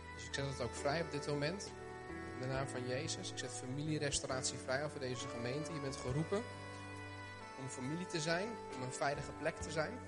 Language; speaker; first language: Dutch; native; Dutch